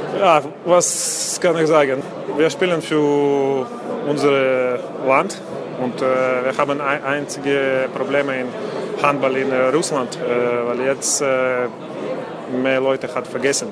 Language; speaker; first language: German; non-native, learner; Russian